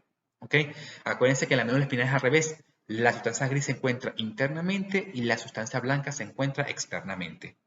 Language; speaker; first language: Spanish; native; Spanish